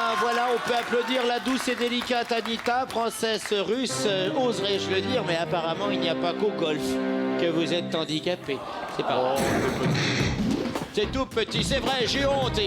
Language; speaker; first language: French; native; French